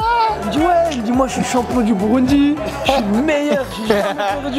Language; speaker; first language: French; native; French